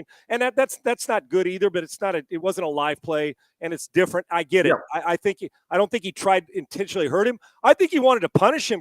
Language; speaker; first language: English; native; English